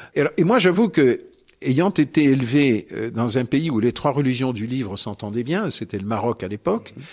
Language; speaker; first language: French; native; French